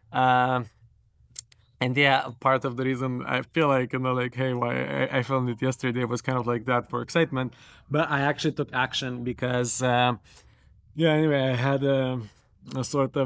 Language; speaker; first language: English; non-native, fluent; Romanian